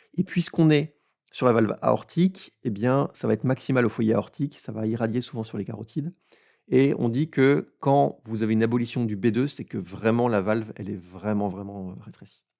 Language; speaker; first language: French; native; French